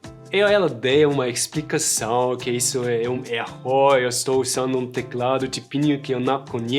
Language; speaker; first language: Portuguese; non-native, fluent; German